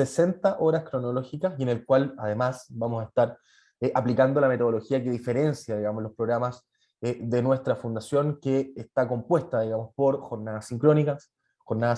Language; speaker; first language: Spanish; native; Spanish